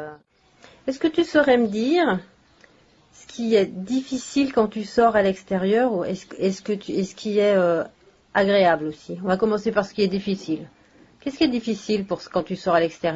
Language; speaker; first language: French; native; French